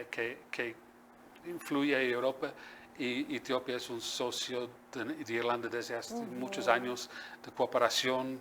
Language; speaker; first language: Spanish; non-native, fluent; English